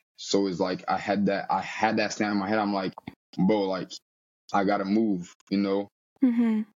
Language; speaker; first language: English; early bilingual, other home language; Portuguese